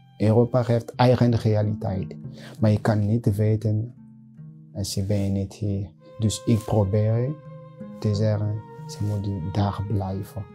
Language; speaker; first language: Dutch; non-native, learner; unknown